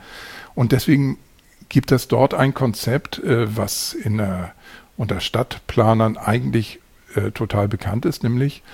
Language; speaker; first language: German; native; German